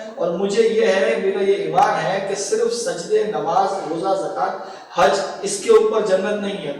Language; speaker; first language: Urdu; non-native, local second language; Pashto